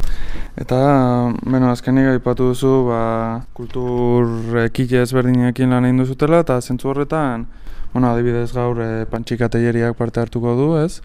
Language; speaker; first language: Basque; native; Basque